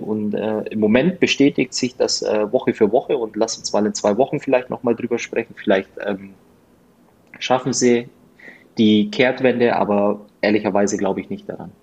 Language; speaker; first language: German; native; German